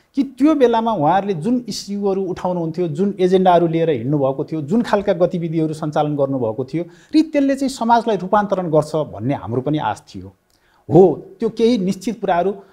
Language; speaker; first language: Nepali; native; Nepali